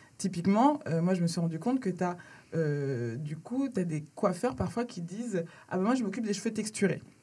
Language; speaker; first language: French; early bilingual, other home language; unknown